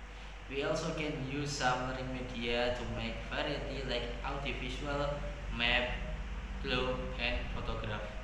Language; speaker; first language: English; non-native, learner; Indonesian